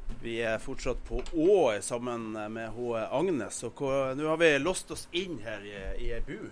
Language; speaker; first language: Norwegian; native; Norwegian